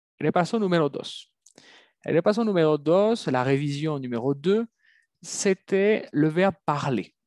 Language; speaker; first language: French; non-native, fluent; Spanish